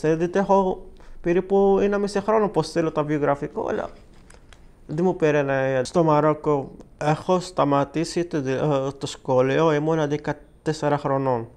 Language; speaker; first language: Greek; non-native, learner; Arabic